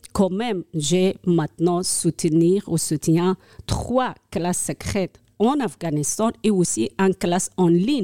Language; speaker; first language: French; non-native, learner; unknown